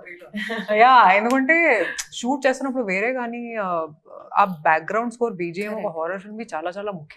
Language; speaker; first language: Telugu; non-native, fluent; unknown